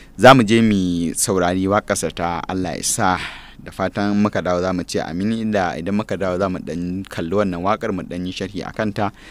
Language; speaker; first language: Hausa; native; Hausa